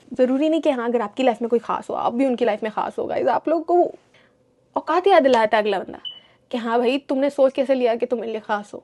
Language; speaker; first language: Urdu; native; Urdu